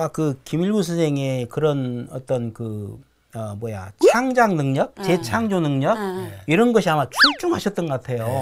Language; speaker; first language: Korean; native; Korean